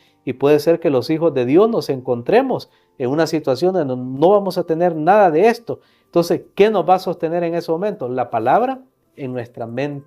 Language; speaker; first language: Spanish; native; Spanish